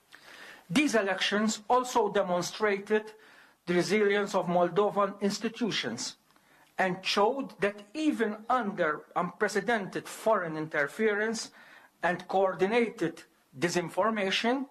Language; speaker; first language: English; non-native, local second language; Maltese